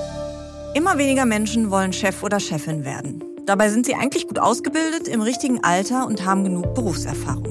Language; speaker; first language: German; native; German